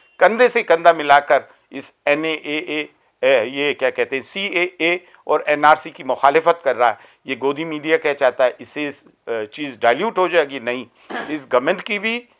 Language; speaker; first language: Urdu; native; Urdu